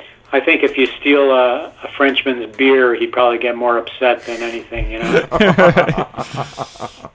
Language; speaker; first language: English; non-native, fluent; Italian